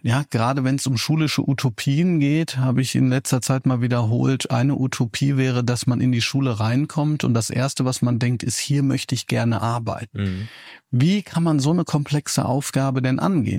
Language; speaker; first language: German; native; German